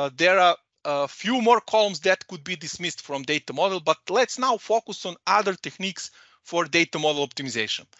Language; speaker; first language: English; non-native, fluent; Serbian